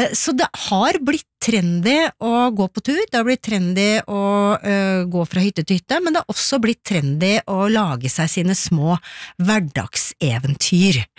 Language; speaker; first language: Norwegian; native; Norwegian